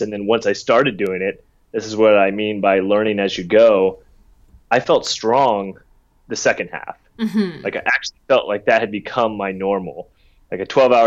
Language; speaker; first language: English; native; English